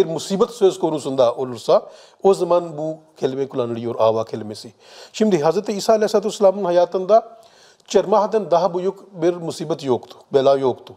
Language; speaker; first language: Turkish; non-native, fluent; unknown